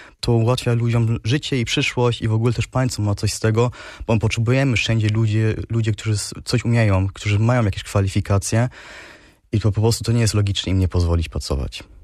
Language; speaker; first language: Polish; early bilingual, heritage; Polish